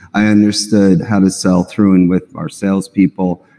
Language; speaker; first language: English; native; English